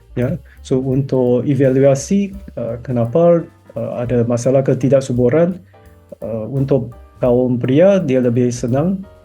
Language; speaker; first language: Malay; non-native, local second language; Chinese